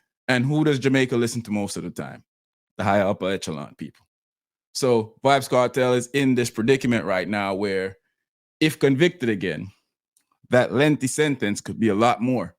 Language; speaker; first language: English; native; English